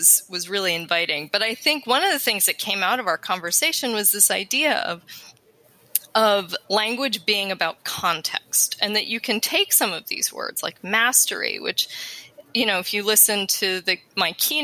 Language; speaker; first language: English; native; English